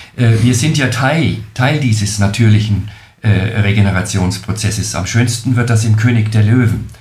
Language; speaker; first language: German; native; German